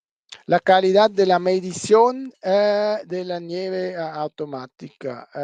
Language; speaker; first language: Spanish; non-native, fluent; German